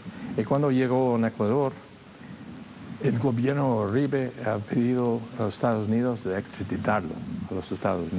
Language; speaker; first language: Spanish; non-native, fluent; English